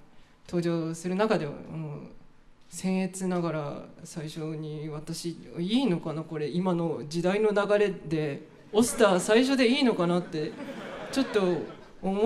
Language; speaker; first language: Japanese; native; Japanese